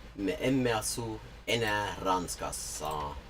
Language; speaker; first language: Finnish; non-native, learner; English